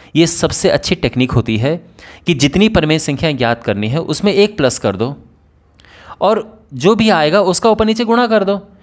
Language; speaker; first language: Hindi; native; Hindi